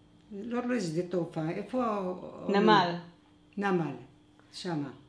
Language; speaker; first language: Hebrew; non-native, fluent; Arabic